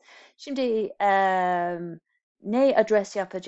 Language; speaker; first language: Turkish; non-native, fluent; English